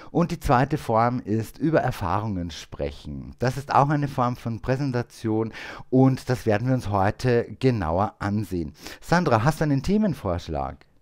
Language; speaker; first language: German; native; German